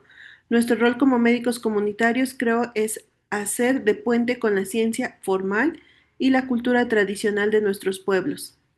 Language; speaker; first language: Spanish; native; Spanish